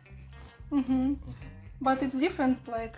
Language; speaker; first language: English; non-native, learner; Russian